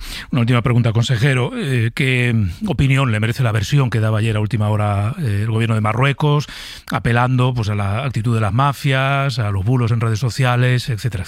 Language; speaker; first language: Spanish; native; Spanish